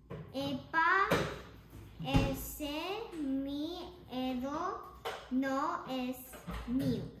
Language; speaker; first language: Spanish; early bilingual, heritage; Spanish